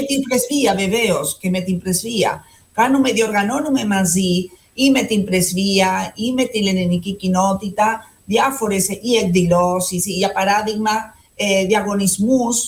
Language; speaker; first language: Greek; non-native, fluent; Spanish